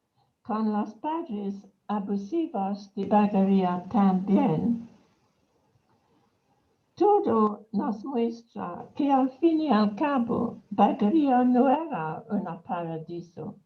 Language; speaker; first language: Spanish; non-native, fluent; English